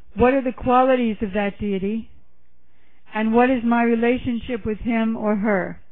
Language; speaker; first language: English; native; English